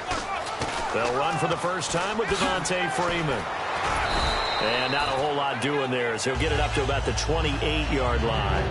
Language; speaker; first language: English; native; English